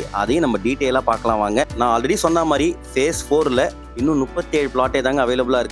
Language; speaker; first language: Tamil; native; Tamil